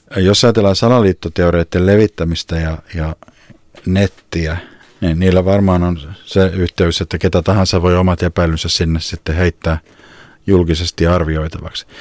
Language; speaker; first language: Finnish; native; Finnish